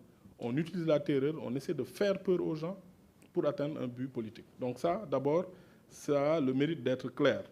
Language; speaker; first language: French; non-native, local second language; Wolof